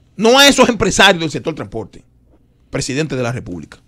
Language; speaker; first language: Spanish; native; Spanish